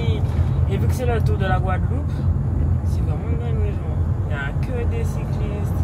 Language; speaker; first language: French; native; French